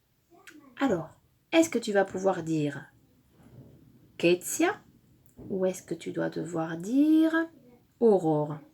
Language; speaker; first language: French; native; French